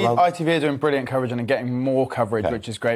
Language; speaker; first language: English; native; English